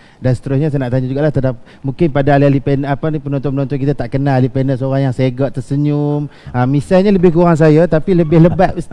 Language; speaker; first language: Malay; native; Malay